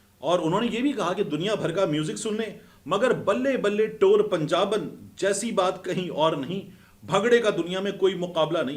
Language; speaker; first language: Urdu; native; Urdu